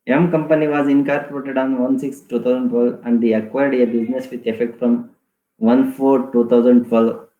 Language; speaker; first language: English; non-native, local second language; Kannada